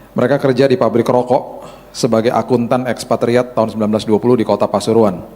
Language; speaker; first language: Indonesian; native; Indonesian